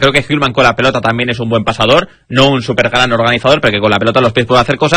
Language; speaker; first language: Spanish; native; Spanish